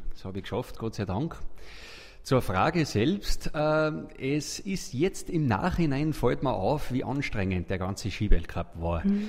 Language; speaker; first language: German; native; German